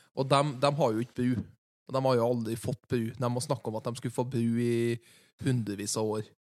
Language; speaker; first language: Norwegian; native; Norwegian